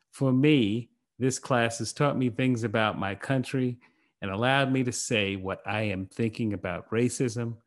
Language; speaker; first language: English; native; English